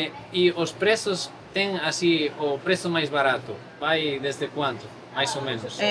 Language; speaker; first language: Portuguese; non-native, learner; Spanish